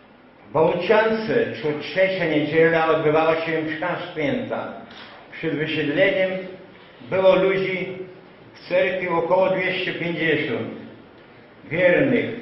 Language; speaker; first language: Polish; non-native, local second language; Rusyn